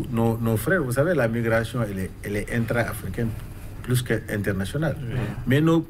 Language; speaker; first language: French; non-native, local second language; Wolof